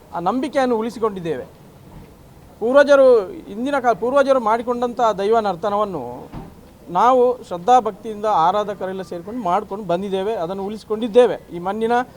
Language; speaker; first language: Kannada; non-native, local second language; Tulu